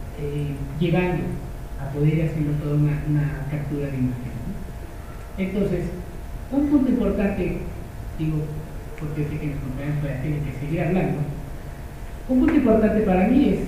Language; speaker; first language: Spanish; native; Spanish